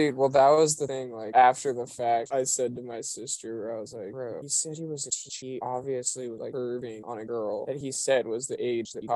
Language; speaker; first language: English; native; English